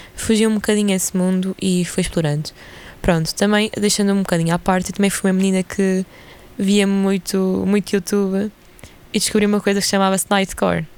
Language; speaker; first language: Portuguese; early bilingual, other home language; Ukrainian